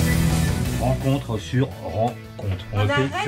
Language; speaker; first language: French; native; French